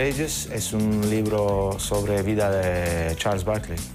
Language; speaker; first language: Spanish; non-native, learner; Turkish